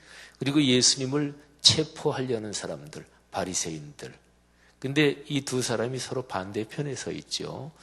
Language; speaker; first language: Korean; native; Korean